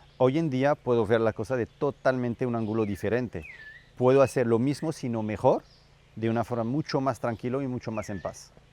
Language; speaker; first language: Spanish; non-native, fluent; French